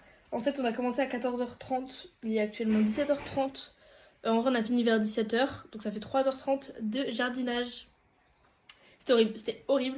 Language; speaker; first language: French; native; French